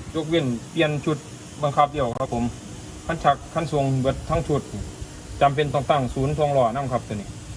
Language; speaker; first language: Thai; native; Thai